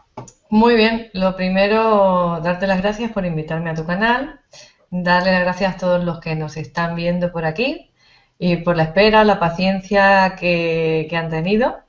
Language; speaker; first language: Spanish; native; Spanish